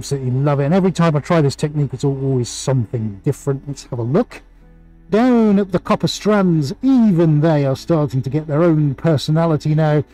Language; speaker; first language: English; native; English